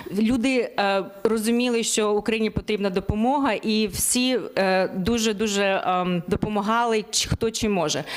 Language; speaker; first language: Ukrainian; native; Ukrainian